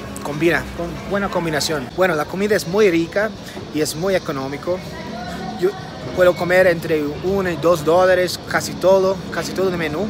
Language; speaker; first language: Spanish; non-native, fluent; English